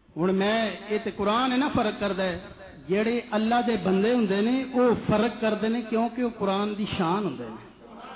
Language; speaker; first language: Urdu; non-native, local second language; Punjabi